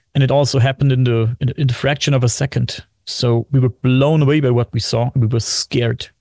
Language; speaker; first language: English; non-native, fluent; German